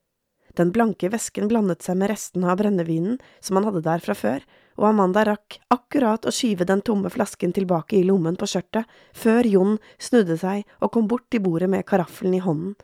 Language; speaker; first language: Norwegian; native; Norwegian